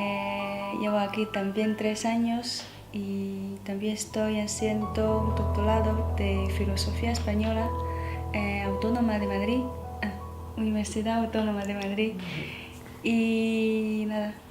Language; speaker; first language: Spanish; non-native, fluent; Chinese